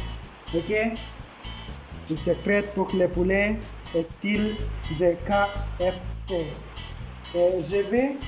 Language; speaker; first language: French; non-native, learner; Spanish